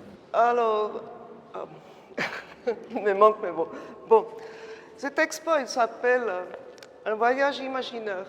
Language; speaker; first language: French; non-native, fluent; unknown